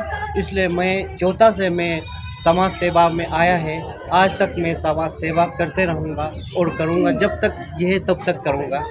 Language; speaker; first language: Hindi; non-native, local second language; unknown